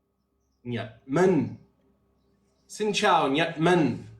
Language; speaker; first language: Vietnamese; non-native, learner; English